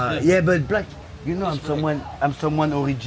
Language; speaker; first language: English; non-native, learner; French